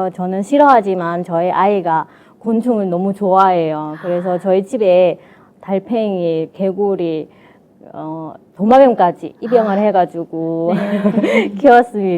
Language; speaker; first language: Korean; non-native, fluent; Vietnamese